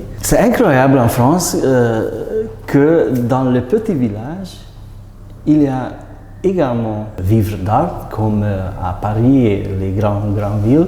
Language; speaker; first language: French; non-native, learner; Hungarian